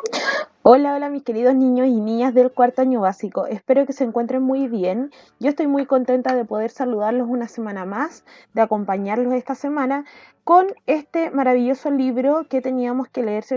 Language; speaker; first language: Spanish; native; Spanish